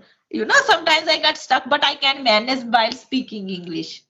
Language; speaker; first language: English; non-native, local second language; Hindi